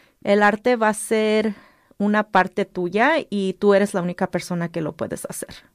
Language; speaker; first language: Spanish; early bilingual, heritage; Spanish